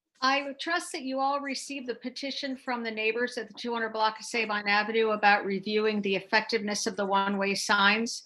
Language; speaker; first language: English; native; English